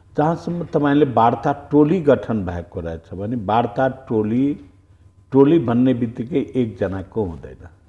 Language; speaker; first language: Nepali; non-native, local second language; Bhojpuri